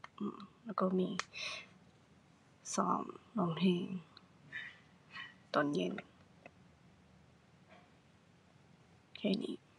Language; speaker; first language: Thai; non-native, learner; Japanese